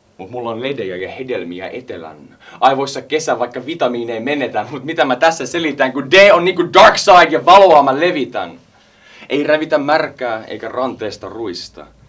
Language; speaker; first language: Finnish; early bilingual, heritage; Finnish